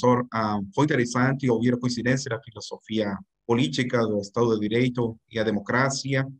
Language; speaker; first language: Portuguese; non-native, learner; Spanish